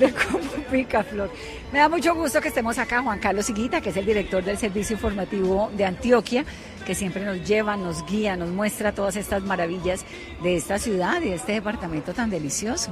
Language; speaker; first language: Spanish; native; Spanish